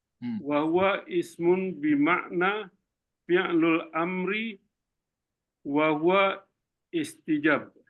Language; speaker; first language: Arabic; non-native, learner; Indonesian